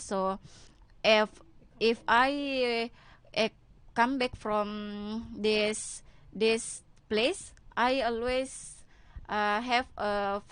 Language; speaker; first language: English; non-native, learner; Indonesian